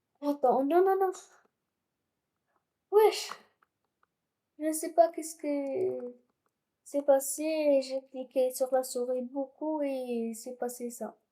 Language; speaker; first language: French; non-native, local second language; Arabic